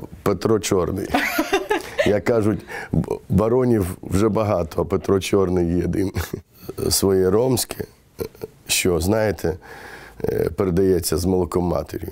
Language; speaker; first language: Ukrainian; non-native, local second language; Romany